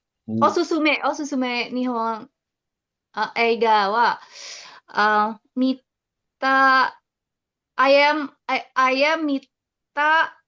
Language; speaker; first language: Japanese; non-native, learner; Indonesian